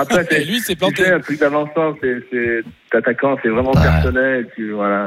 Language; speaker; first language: French; native; French